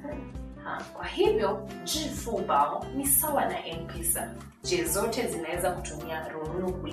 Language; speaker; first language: Chinese; non-native, learner; Swahili